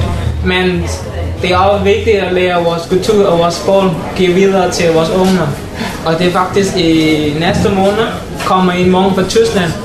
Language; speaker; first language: Danish; non-native, learner; Mon